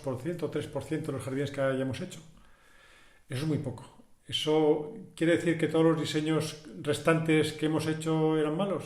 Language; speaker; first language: Spanish; native; Spanish